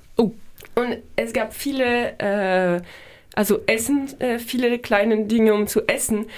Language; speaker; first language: German; non-native, fluent; French